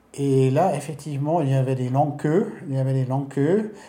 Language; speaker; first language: French; non-native, fluent; German